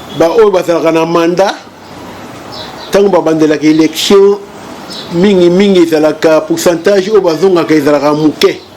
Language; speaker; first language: Lingala; native; Lingala